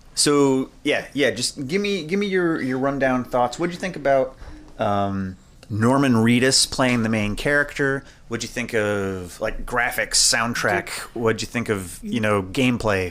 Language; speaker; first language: English; native; English